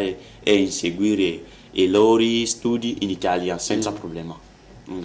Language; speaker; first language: Italian; non-native, learner; French